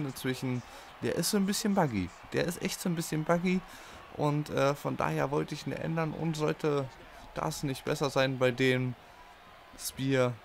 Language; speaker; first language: German; native; German